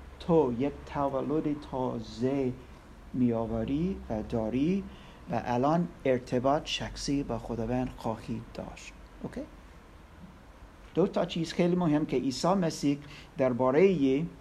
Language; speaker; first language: Persian; non-native, learner; English